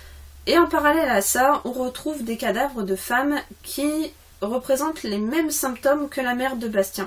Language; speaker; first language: French; native; French